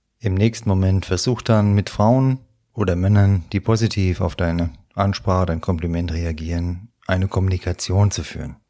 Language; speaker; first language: German; native; German